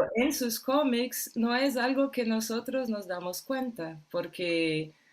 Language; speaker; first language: Spanish; non-native, fluent; Portuguese